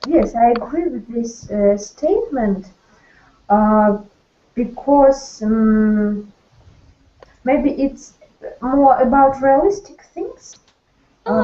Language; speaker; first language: English; non-native, learner; Russian